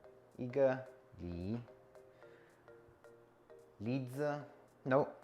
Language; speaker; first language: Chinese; non-native, learner; English